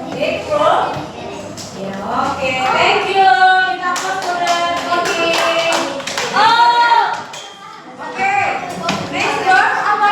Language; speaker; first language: English; non-native, learner; Indonesian